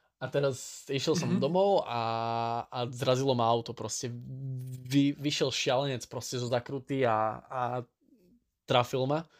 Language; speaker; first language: Slovak; native; Slovak